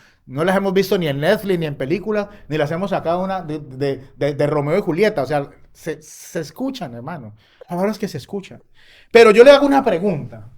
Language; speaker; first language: Spanish; native; Spanish